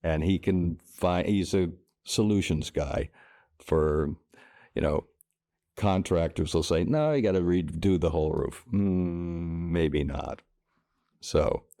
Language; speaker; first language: English; native; English